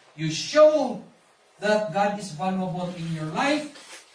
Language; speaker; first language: English; non-native, local second language; Filipino